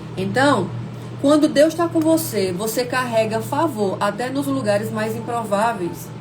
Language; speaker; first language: Portuguese; native; Portuguese